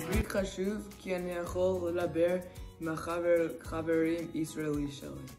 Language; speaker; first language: Hebrew; non-native, learner; English